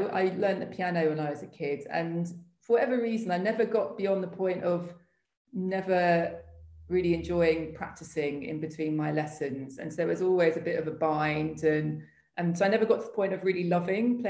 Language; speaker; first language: English; native; English